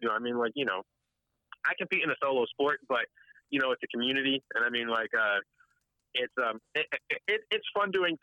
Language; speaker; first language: English; native; English